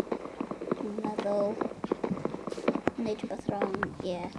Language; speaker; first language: Welsh; non-native, local second language; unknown